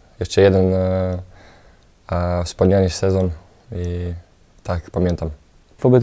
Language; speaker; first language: Polish; non-native, fluent; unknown